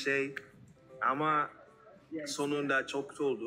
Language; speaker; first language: Turkish; non-native, learner; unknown